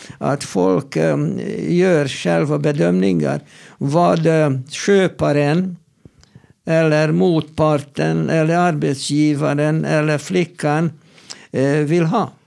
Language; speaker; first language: Swedish; non-native, fluent; Hungarian